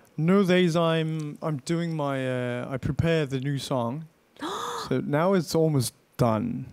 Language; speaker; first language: English; non-native, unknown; Korean